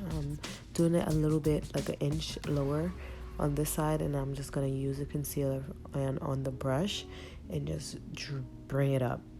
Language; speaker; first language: English; native; English